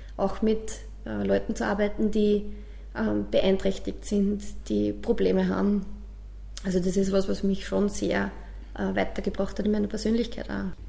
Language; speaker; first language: German; native; German